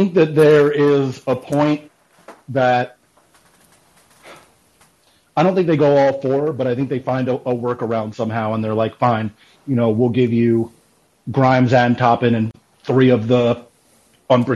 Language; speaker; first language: English; native; English